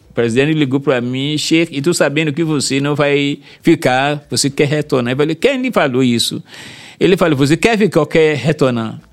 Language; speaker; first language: Portuguese; non-native, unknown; Yoruba